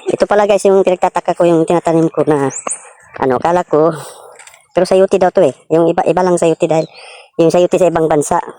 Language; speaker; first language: Filipino; non-native, local second language; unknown